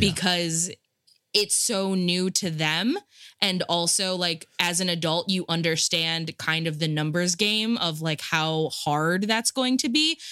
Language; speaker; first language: English; native; English